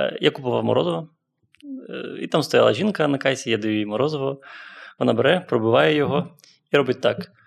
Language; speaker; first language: Ukrainian; non-native, local second language; Russian